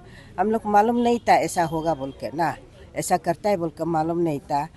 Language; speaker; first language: Hindi; non-native, local second language; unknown